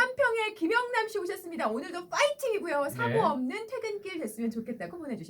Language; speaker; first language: Korean; native; Korean